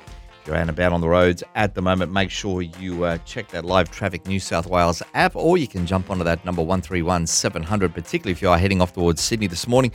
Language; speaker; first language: English; native; English